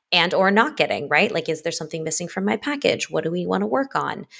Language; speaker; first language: English; native; English